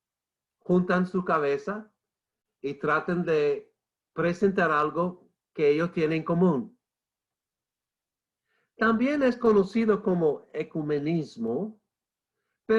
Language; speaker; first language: Spanish; non-native, fluent; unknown